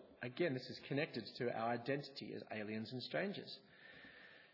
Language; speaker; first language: English; native; English